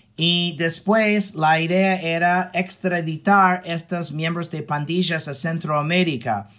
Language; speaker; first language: Spanish; non-native, fluent; English